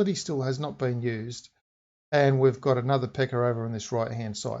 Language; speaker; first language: English; native; English